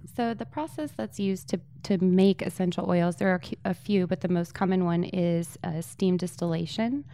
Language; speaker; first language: English; early bilingual, other home language; Polish